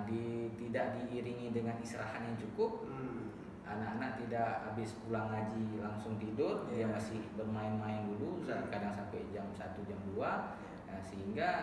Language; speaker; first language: Indonesian; native; Indonesian